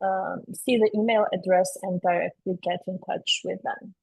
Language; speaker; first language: English; non-native, fluent; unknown